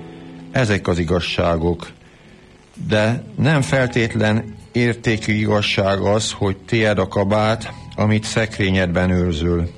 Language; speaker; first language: Hungarian; native; Hungarian